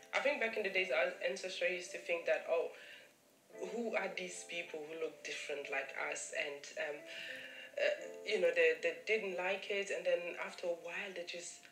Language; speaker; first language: English; early bilingual, other home language; German